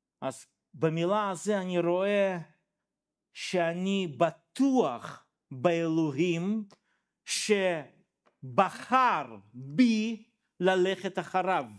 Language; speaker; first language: Hebrew; non-native, fluent; Russian